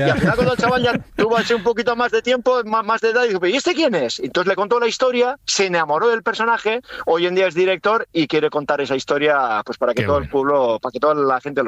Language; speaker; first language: Spanish; native; Spanish